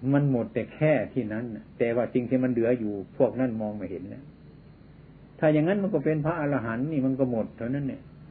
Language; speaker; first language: Thai; non-native, local second language; Lao